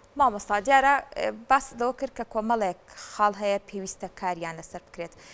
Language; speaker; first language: Central Kurdish; native; Central Kurdish